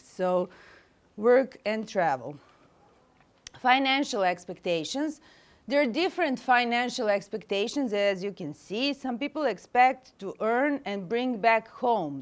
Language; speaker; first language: English; non-native, fluent; Serbian